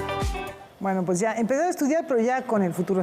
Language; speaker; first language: Spanish; native; Spanish